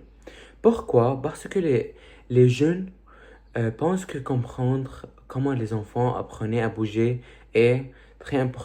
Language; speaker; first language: French; early bilingual, other home language; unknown